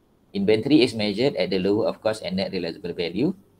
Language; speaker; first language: English; non-native, local second language; Malay